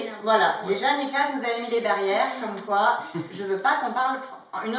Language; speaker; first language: French; native; French